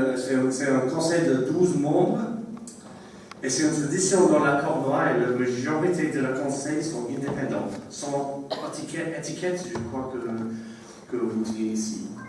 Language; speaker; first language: French; non-native, learner; English